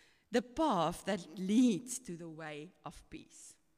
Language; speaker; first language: English; non-native, local second language; Afrikaans